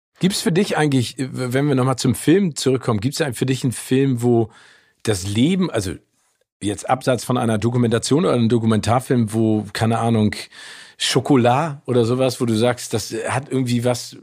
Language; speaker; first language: German; native; German